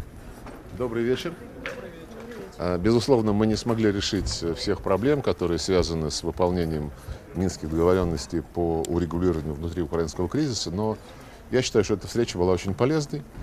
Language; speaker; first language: Russian; native; Russian